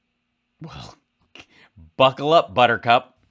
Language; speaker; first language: English; native; English